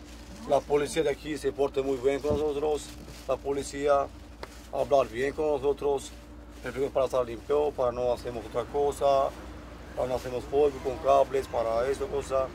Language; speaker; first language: Spanish; non-native, learner; Romanian